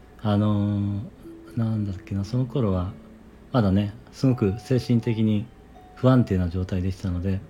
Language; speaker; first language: Japanese; native; Japanese